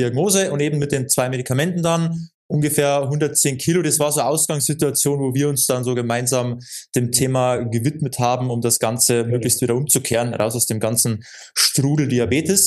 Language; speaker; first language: German; native; German